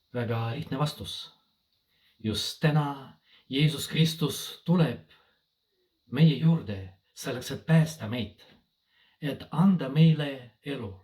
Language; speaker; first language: Estonian; non-native, fluent; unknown